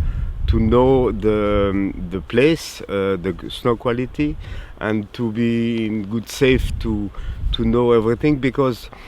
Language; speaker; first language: English; non-native, learner; French